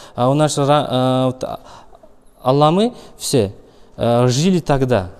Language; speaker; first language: Russian; non-native, learner; Uzbek